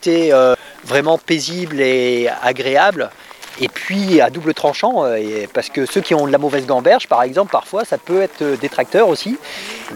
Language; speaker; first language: French; native; French